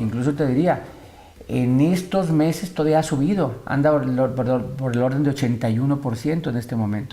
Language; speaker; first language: Spanish; native; Spanish